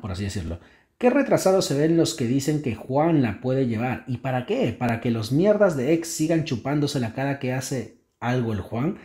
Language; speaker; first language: Spanish; native; Spanish